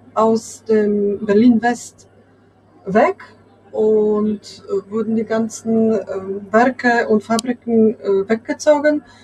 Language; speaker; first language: German; non-native, fluent; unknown